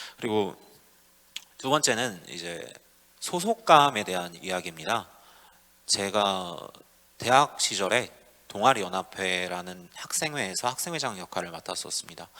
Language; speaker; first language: Korean; native; Korean